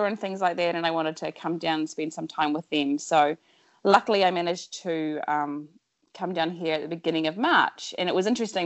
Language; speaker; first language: English; native; English